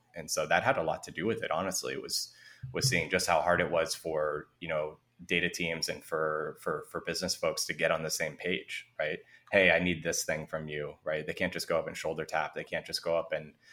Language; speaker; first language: English; native; English